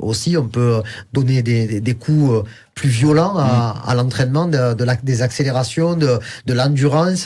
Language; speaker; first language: French; native; French